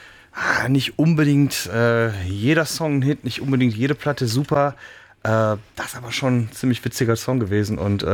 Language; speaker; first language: German; native; German